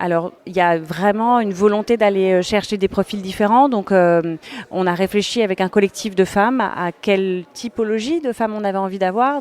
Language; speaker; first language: French; native; French